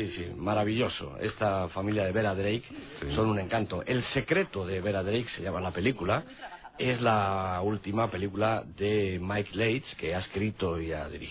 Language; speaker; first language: Spanish; native; Spanish